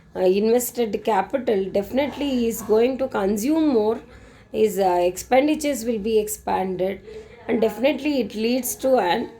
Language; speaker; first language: English; non-native, local second language; Kannada